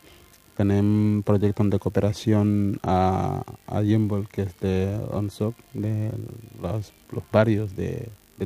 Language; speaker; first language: Catalan; early bilingual, other home language; Wolof